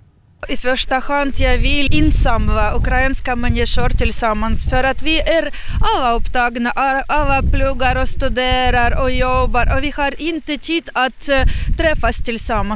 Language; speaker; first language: Swedish; non-native, learner; Ukrainian